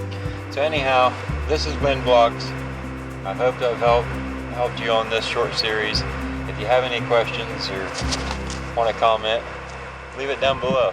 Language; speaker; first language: English; native; English